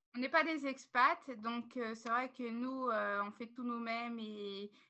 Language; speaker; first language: French; native; French